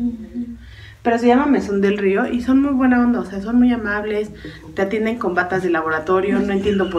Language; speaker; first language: Spanish; native; Spanish